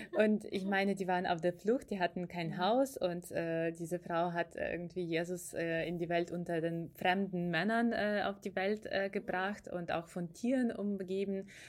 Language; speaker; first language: German; non-native, fluent; Ukrainian